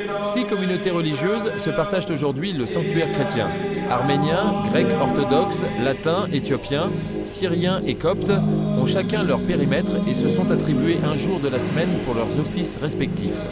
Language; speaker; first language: French; native; French